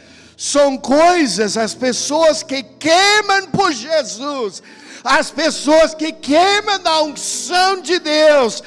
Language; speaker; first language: Portuguese; non-native, fluent; English